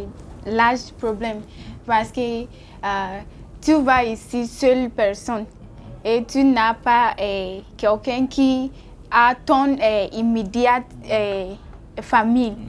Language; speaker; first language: French; non-native, learner; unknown